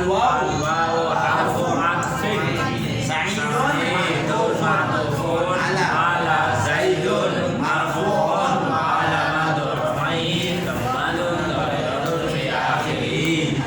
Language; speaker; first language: Arabic; non-native, fluent; Indonesian